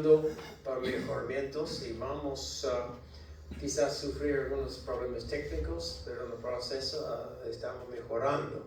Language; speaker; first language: Spanish; non-native, learner; English